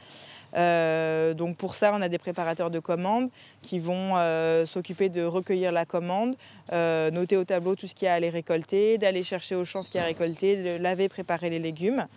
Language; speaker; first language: French; native; French